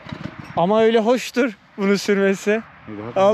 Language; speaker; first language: Turkish; native; Turkish